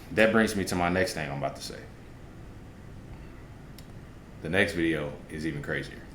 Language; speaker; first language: English; native; English